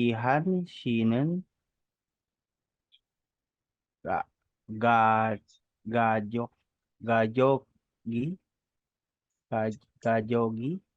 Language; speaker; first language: Korean; non-native, learner; Filipino